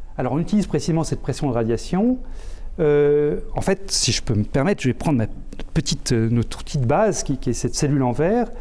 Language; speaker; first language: French; native; French